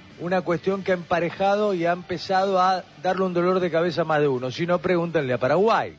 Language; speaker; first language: Spanish; native; Spanish